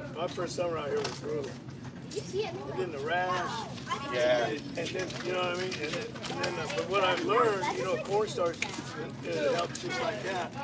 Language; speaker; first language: English; native; English